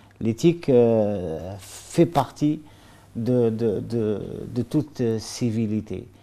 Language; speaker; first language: French; non-native, local second language; Arabic